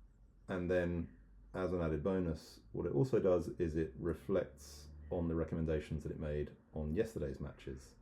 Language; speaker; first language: English; native; English